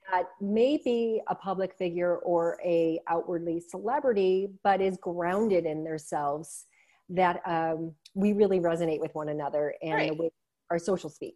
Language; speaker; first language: English; native; English